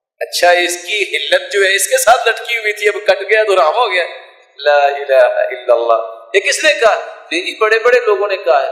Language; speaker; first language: Urdu; non-native, local second language; Punjabi